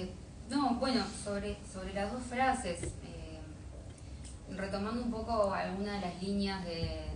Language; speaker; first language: Spanish; native; Spanish